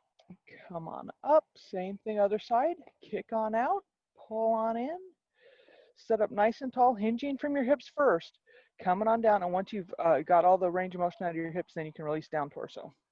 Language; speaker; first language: English; native; English